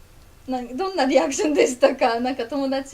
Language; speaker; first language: Japanese; non-native, fluent; Polish